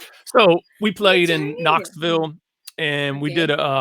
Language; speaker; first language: English; native; English